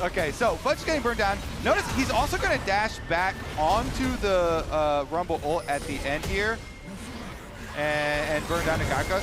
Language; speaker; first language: English; native; English